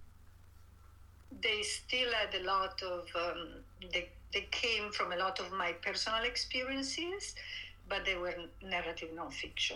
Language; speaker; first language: English; non-native, fluent; Italian